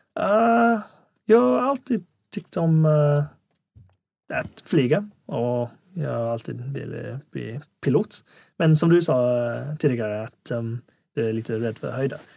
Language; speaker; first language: Swedish; non-native, fluent; English